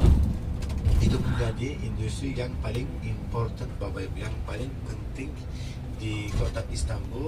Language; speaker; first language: Indonesian; non-native, fluent; Turkish